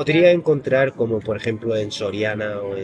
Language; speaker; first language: Spanish; non-native, fluent; Korean